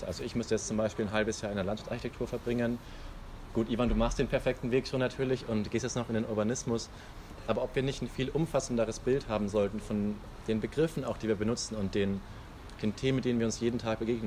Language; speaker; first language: German; native; German